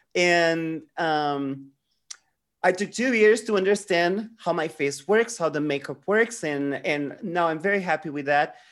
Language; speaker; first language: English; non-native, fluent; Portuguese